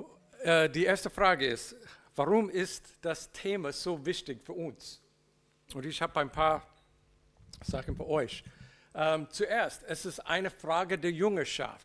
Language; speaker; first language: German; non-native, learner; English